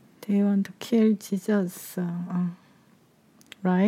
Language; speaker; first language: English; non-native, learner; Korean